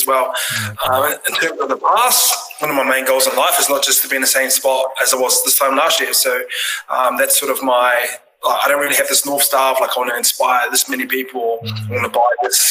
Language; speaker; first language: English; native; English